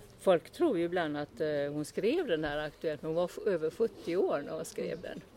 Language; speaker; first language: Swedish; early bilingual, other home language; Estonian